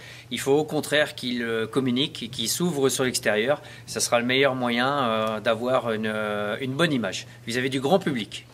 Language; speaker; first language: French; native; French